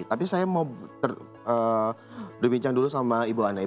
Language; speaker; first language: Indonesian; native; Indonesian